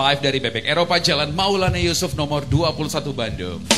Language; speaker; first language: Indonesian; native; Indonesian